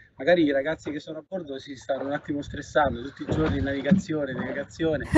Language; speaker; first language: Italian; native; Italian